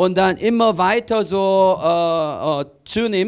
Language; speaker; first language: German; non-native, learner; Korean